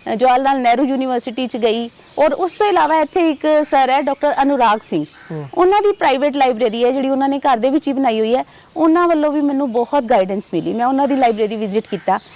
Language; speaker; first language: Punjabi; non-native, local second language; Hindi